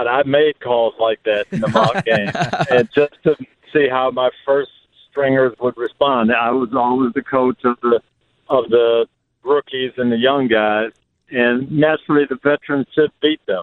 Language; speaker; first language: English; native; English